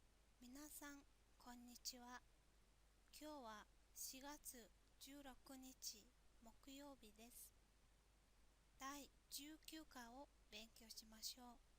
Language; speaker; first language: Japanese; non-native, fluent; Mongolian